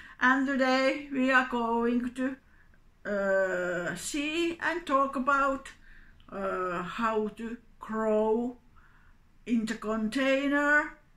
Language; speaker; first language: English; non-native, learner; Finnish